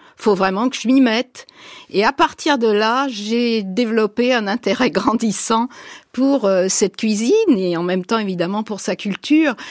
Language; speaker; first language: French; native; French